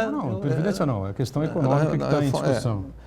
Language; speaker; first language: Portuguese; native; Portuguese